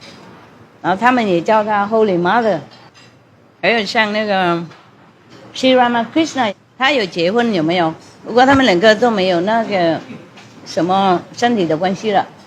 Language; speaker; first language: Chinese; non-native, fluent; Vietnamese